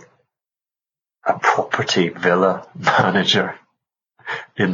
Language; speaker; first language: English; native; English